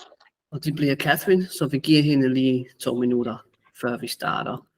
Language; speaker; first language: Danish; non-native, fluent; English